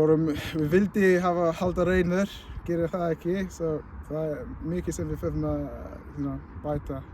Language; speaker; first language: Icelandic; non-native, learner; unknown